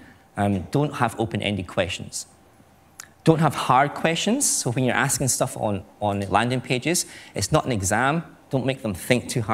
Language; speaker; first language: English; native; English